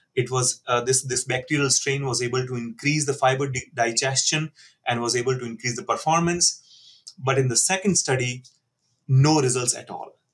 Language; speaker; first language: English; non-native, local second language; Hindi